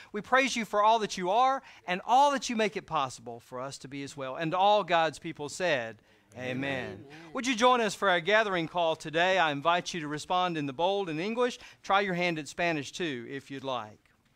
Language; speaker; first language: English; native; English